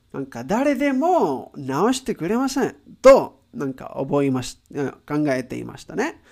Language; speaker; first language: Japanese; non-native, learner; Spanish